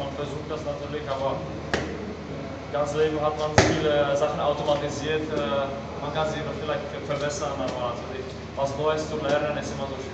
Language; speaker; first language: German; non-native, fluent; Czech